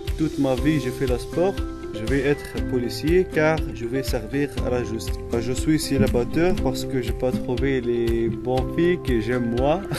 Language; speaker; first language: French; non-native, learner; Arabic